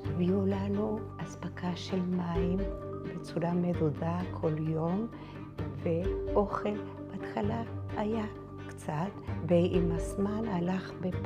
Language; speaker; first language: Hebrew; non-native, fluent; Spanish